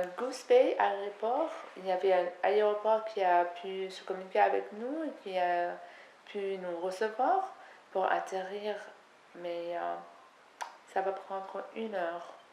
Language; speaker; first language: French; non-native, fluent; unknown